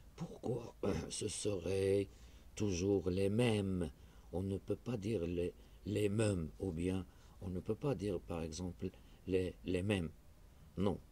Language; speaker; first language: French; non-native, local second language; Arabic